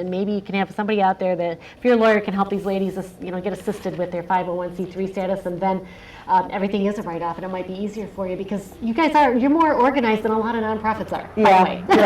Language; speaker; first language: English; native; English